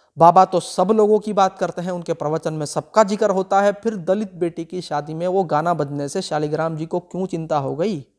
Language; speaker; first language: Hindi; non-native, local second language; Gujarati